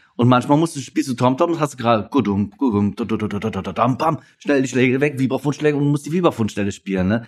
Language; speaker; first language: German; native; German